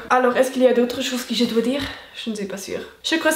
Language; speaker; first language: French; non-native, local second language; German